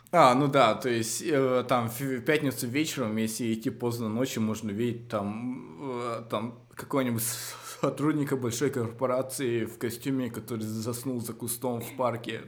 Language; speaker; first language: Russian; native; Russian